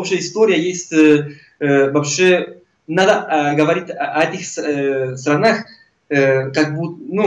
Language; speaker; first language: Russian; non-native, fluent; Spanish